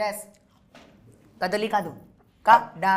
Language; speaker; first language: Telugu; non-native, local second language; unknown